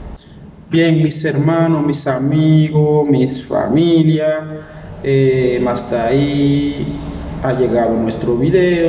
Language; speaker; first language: Spanish; non-native, learner; Haitian Creole